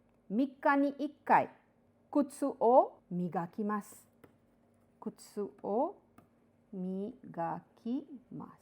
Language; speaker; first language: Japanese; non-native, fluent; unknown